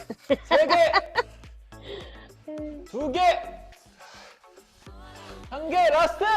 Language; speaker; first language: Korean; native; Korean